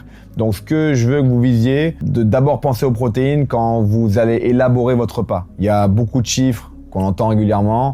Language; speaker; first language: French; native; French